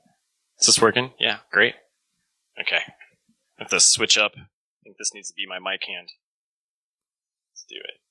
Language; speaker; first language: English; native; English